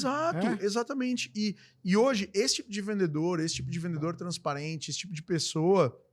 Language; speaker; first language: Portuguese; native; Portuguese